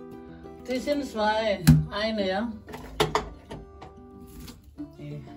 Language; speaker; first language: German; non-native, learner; Indonesian